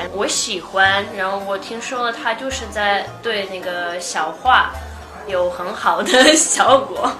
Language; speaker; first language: Chinese; non-native, fluent; Russian